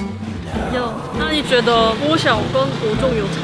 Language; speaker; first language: Chinese; non-native, fluent; Korean